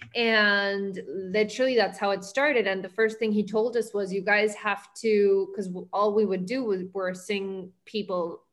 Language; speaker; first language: English; early bilingual, heritage; Spanish